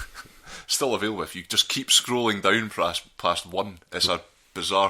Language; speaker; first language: English; native; English